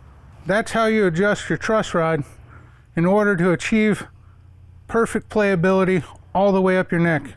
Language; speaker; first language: English; native; English